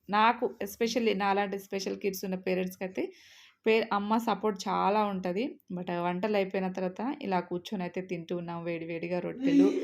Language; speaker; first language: Telugu; native; Telugu